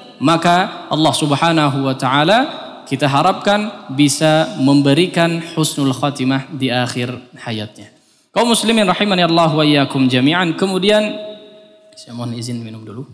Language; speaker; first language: Indonesian; native; Indonesian